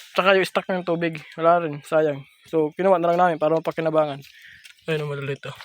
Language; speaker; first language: Filipino; non-native, local second language; Masbatenyo